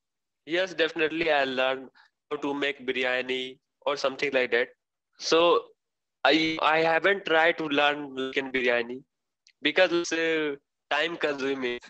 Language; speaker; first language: English; non-native, learner; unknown